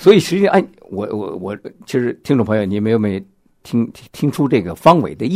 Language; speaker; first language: Chinese; native; Chinese